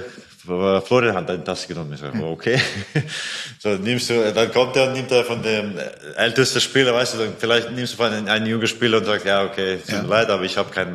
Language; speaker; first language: German; non-native, fluent; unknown